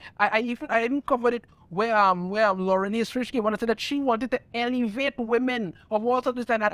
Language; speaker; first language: English; native; English